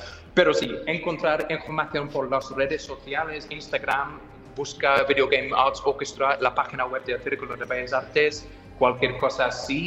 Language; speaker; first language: Spanish; non-native, fluent; English